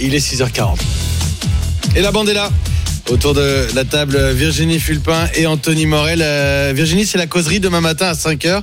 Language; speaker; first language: French; native; French